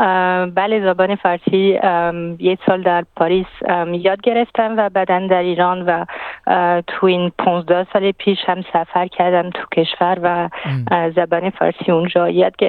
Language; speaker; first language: Persian; non-native, fluent; French